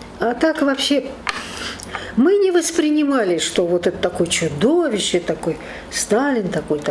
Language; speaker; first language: Russian; native; Russian